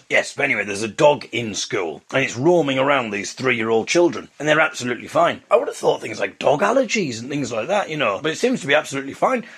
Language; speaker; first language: English; native; English